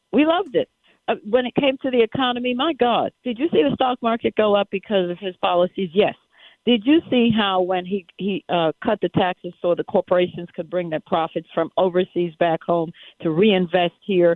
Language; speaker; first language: English; native; English